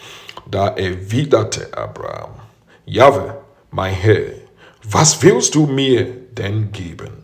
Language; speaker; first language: German; non-native, fluent; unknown